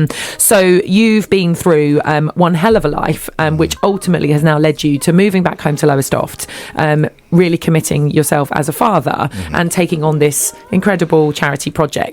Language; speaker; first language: English; native; English